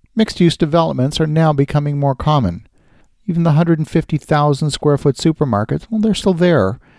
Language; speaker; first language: English; native; English